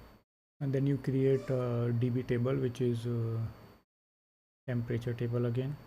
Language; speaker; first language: English; non-native, local second language; Hindi